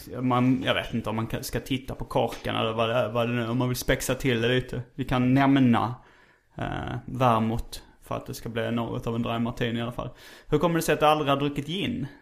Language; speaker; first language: Swedish; native; Swedish